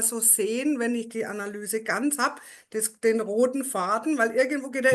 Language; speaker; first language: German; native; German